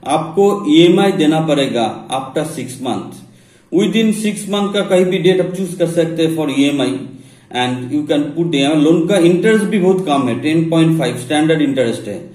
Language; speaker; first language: Hindi; non-native, local second language; Bangla